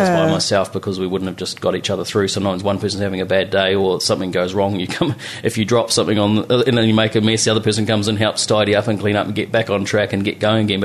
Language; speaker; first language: English; native; English